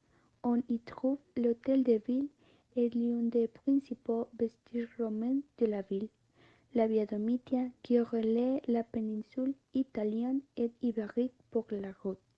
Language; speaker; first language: French; non-native, learner; Spanish